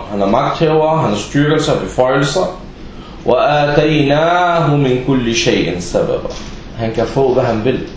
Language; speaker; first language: Danish; early bilingual, other home language; Arabic